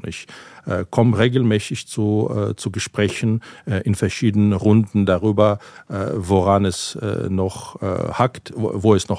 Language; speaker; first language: German; non-native, fluent; Ukrainian